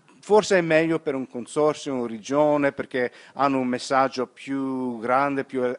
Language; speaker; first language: Italian; non-native, learner; English